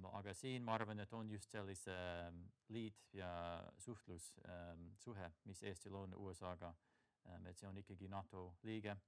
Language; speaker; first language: Estonian; non-native, fluent; English